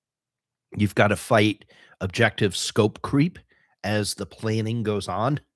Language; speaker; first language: English; native; English